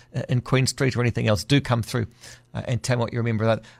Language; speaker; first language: English; native; English